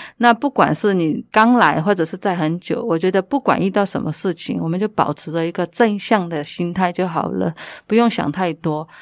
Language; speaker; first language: Chinese; early bilingual, heritage; Chinese